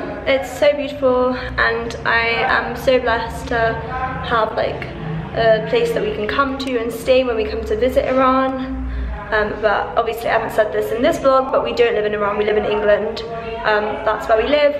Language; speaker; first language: English; early bilingual, other home language; Persian